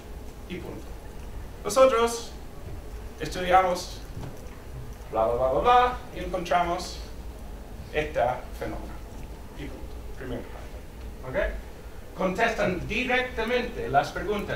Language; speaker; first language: Spanish; non-native, fluent; English